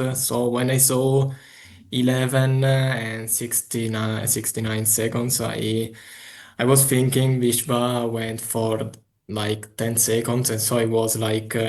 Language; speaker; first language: English; non-native, fluent; Italian